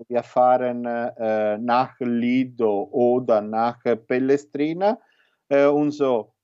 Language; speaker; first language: German; non-native, learner; Italian